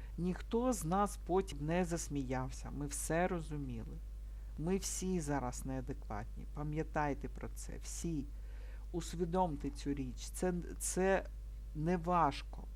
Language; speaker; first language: Ukrainian; non-native, local second language; Russian